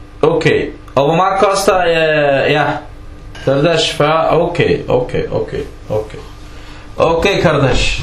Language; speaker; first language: Danish; early bilingual, other home language; Arabic